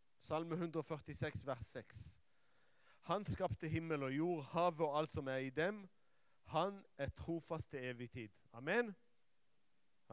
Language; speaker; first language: Norwegian; non-native, fluent; Hebrew